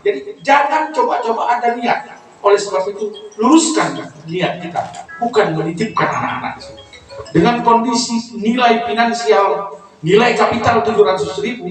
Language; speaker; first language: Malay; non-native, local second language; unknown